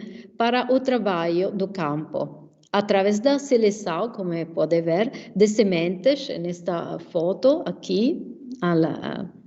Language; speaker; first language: Portuguese; non-native, fluent; Italian